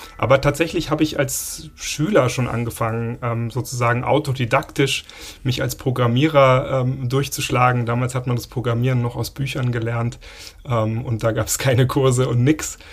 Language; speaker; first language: German; native; German